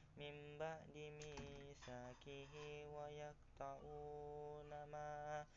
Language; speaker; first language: Arabic; non-native, learner; Indonesian